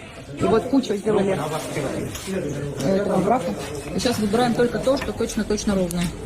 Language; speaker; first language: Russian; non-native, fluent; Uzbek